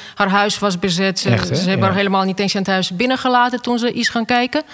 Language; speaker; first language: Dutch; non-native, fluent; Estonian